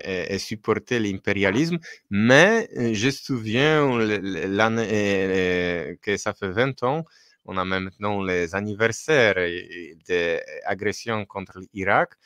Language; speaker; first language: French; non-native, fluent; Polish